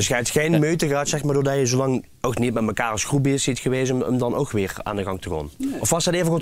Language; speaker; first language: Dutch; native; Dutch